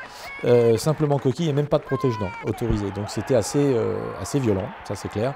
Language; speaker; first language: French; native; French